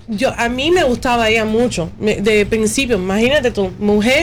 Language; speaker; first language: Spanish; early bilingual, heritage; Spanish